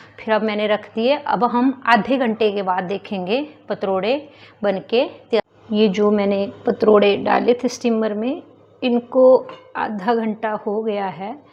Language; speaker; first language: Hindi; non-native, local second language; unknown